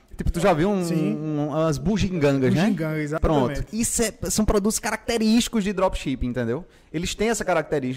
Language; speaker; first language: Portuguese; native; Portuguese